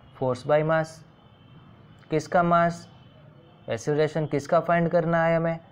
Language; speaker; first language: Hindi; non-native, local second language; Gujarati